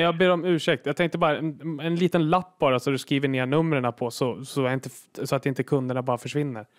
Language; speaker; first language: Swedish; native; Swedish